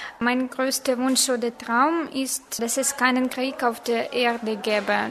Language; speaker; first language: German; non-native, fluent; Ukrainian